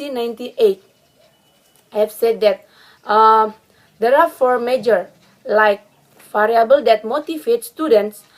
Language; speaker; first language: English; non-native, learner; Indonesian